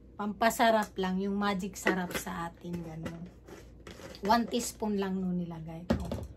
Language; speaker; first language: Filipino; non-native, local second language; Cebuano